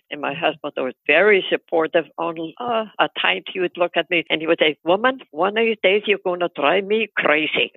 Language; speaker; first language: English; non-native, fluent; Icelandic